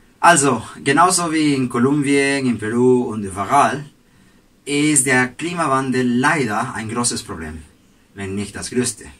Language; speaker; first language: German; non-native, fluent; Spanish